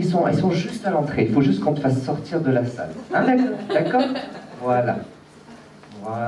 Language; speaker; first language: French; native; French